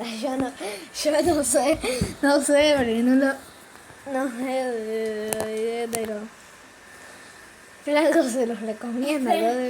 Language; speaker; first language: Spanish; native; Spanish